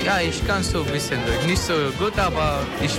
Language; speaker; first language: German; non-native, learner; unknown